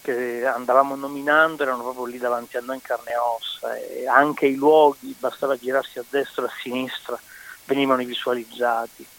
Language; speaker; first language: Italian; native; Italian